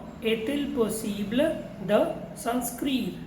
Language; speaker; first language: French; non-native, fluent; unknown